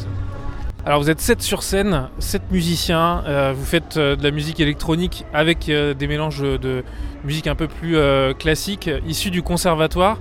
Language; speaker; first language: French; native; French